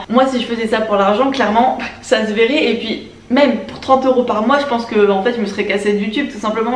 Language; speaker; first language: French; native; French